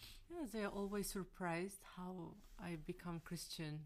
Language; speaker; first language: English; non-native, fluent; Kyrgyz